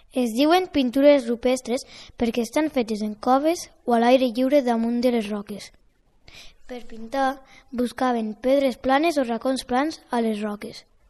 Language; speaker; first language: Catalan; early bilingual, other home language; Romanian